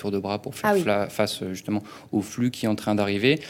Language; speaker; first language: French; native; French